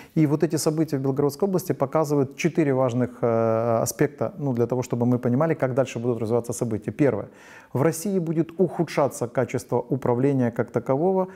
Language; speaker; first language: Russian; non-native, local second language; Ukrainian